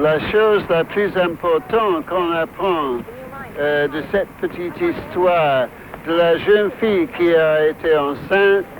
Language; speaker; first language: French; non-native, fluent; English